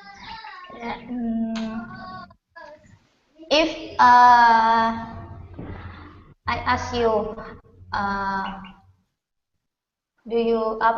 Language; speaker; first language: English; non-native, learner; Indonesian